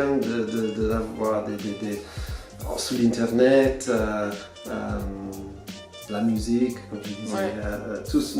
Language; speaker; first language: French; non-native, fluent; English